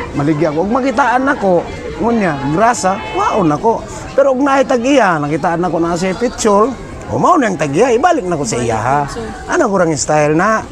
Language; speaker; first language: Cebuano; non-native, local second language; Tausug